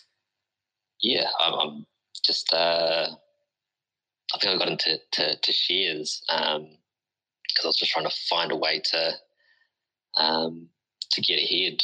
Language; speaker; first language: English; native; English